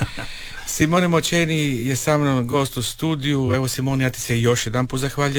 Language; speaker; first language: Serbian; native; Serbian